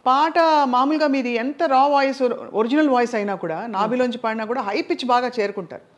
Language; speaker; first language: Telugu; native; Telugu